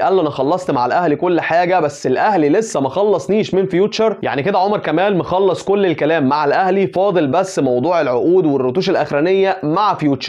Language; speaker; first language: Arabic; native; Arabic